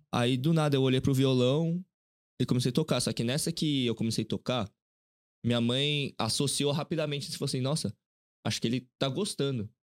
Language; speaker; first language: Portuguese; early bilingual, other home language; Korean